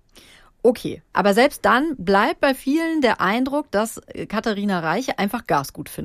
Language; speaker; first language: German; native; German